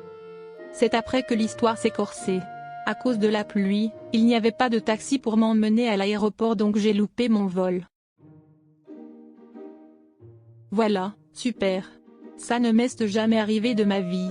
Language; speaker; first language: French; native; French